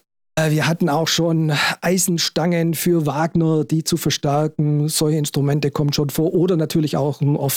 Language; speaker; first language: German; native; German